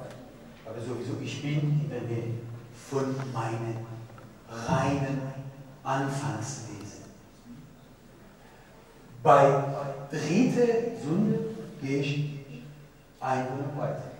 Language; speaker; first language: German; non-native, fluent; Persian